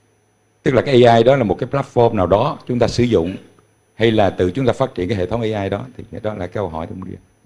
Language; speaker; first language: Vietnamese; native; Vietnamese